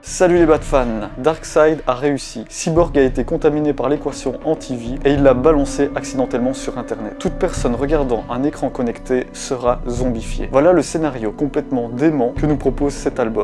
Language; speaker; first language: French; native; French